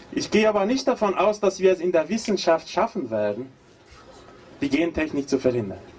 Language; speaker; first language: German; non-native, fluent; Portuguese